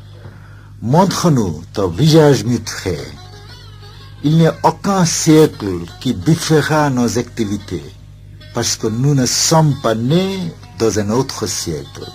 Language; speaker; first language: French; non-native, fluent; Bangla